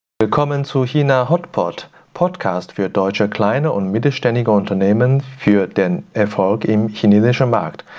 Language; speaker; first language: German; non-native, fluent; Chinese